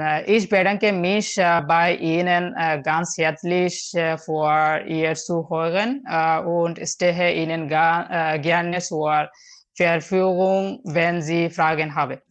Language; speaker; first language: German; non-native, learner; Bangla